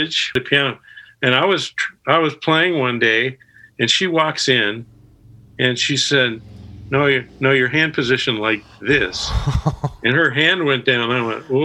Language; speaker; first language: English; native; English